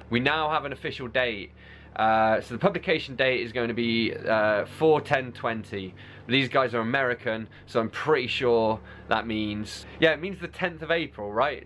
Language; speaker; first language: English; native; English